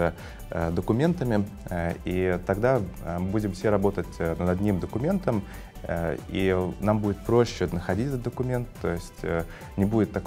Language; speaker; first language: Russian; native; Russian